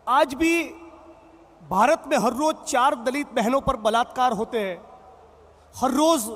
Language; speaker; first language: Hindi; non-native, local second language; Gujarati